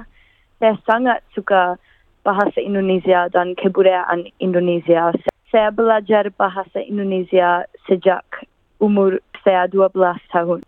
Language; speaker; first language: Indonesian; non-native, fluent; English